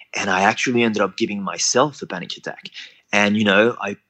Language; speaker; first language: English; non-native, fluent; French